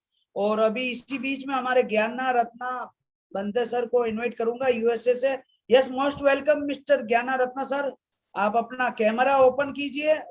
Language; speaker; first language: Hindi; native; Hindi